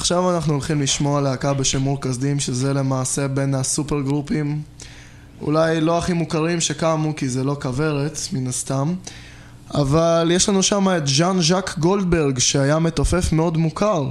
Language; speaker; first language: Hebrew; native; Hebrew